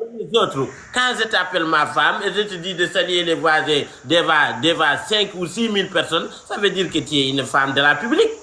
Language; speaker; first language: French; non-native, local second language; Fula